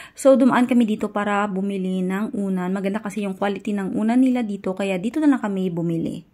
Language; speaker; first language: Filipino; non-native, local second language; Hiligaynon